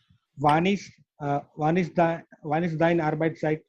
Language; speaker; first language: German; non-native, learner; Gujarati